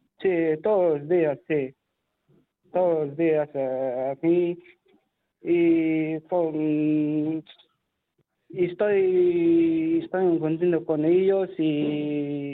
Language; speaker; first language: Spanish; non-native, learner; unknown